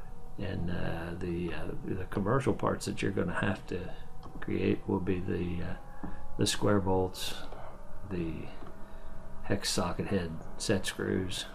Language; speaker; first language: English; native; English